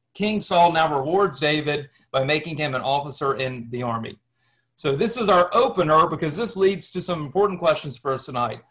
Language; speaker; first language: English; native; English